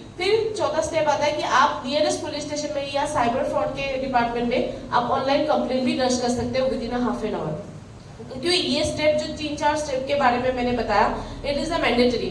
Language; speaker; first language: Hindi; non-native, local second language; Assamese